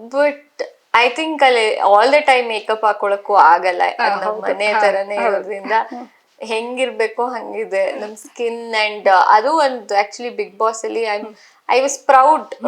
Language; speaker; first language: Kannada; native; Kannada